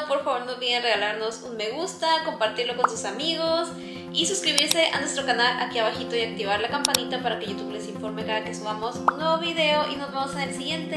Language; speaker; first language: Spanish; native; Spanish